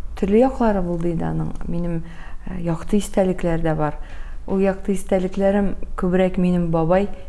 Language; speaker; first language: Tatar; native; Tatar